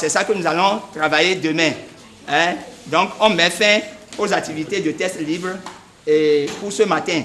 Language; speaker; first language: French; native; French